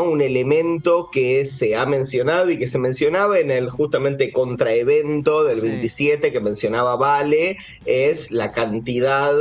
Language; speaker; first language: Spanish; native; Spanish